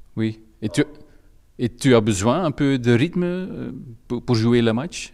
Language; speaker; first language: French; non-native, local second language; Dutch